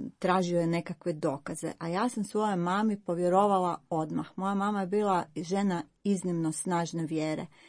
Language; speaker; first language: Croatian; native; Croatian